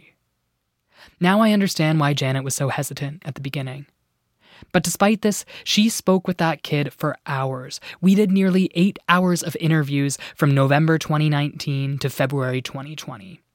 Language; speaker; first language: English; native; English